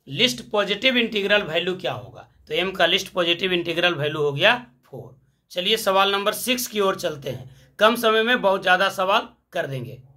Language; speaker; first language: Hindi; native; Hindi